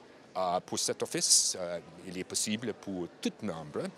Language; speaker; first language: French; non-native, learner; English